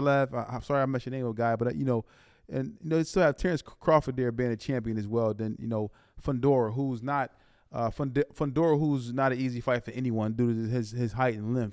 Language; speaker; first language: English; native; English